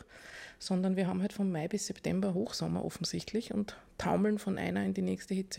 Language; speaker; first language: German; native; German